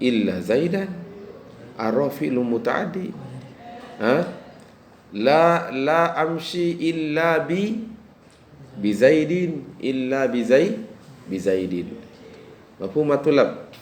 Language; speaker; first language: Arabic; non-native, fluent; Indonesian